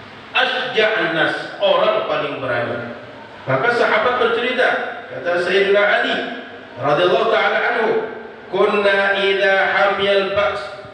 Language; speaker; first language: Indonesian; non-native, local second language; Malay